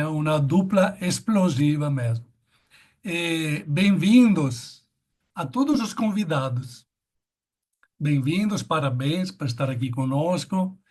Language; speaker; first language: Portuguese; non-native, fluent; Italian